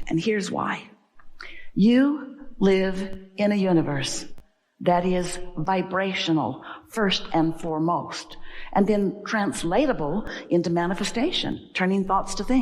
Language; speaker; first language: English; native; English